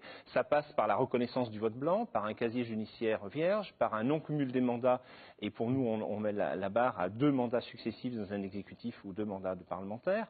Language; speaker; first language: French; native; French